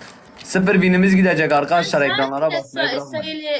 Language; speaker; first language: Turkish; native; Turkish